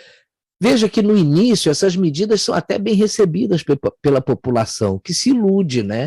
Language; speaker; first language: Portuguese; native; Portuguese